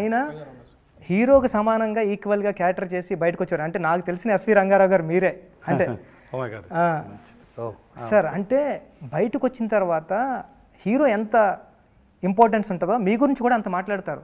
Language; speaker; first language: Telugu; native; Telugu